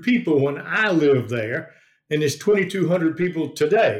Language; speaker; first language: English; native; English